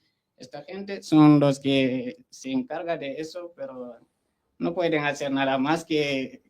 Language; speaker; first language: Spanish; non-native, fluent; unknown